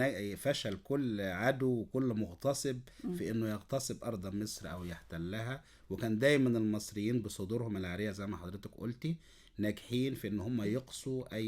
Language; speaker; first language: Arabic; native; Arabic